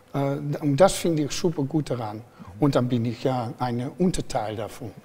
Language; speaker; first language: German; non-native, fluent; Dutch